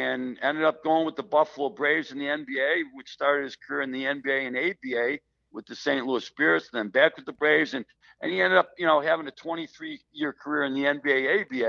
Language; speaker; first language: English; native; English